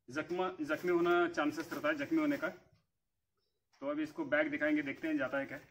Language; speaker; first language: Hindi; non-native, local second language; Urdu